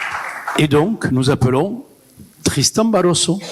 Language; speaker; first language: French; native; French